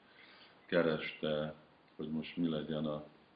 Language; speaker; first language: Hungarian; early bilingual, heritage; Hungarian